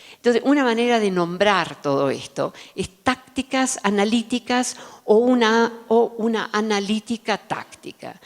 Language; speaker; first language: Spanish; early bilingual, other home language; Dutch